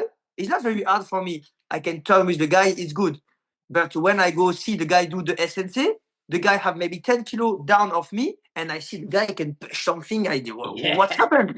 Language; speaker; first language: English; non-native, learner; French